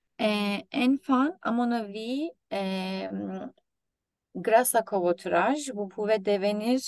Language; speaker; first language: French; non-native, learner; Turkish